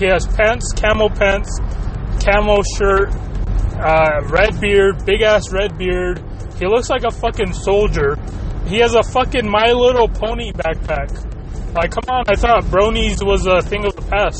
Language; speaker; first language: English; early bilingual, other home language; Spanish